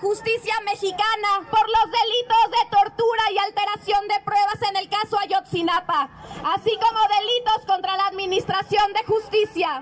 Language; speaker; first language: Spanish; native; Spanish